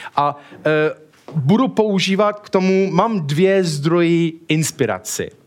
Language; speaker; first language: Czech; non-native, fluent; English